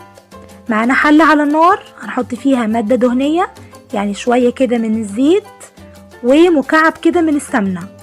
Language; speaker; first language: Arabic; native; Arabic